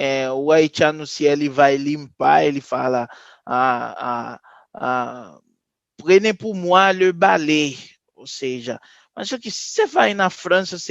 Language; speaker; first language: Portuguese; non-native, fluent; Haitian Creole